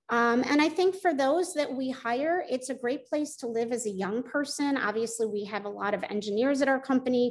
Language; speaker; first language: English; native; English